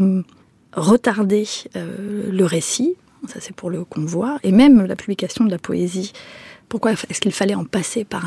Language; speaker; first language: French; native; French